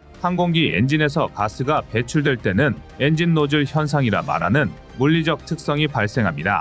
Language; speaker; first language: Korean; native; Korean